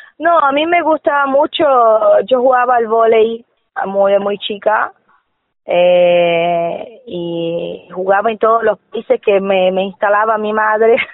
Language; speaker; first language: Spanish; non-native, fluent; Portuguese